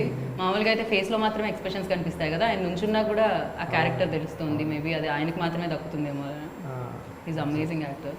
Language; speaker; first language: Telugu; native; Telugu